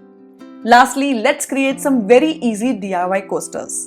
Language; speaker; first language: English; non-native, local second language; Hindi